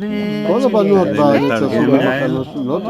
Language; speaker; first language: Hebrew; non-native, fluent; Spanish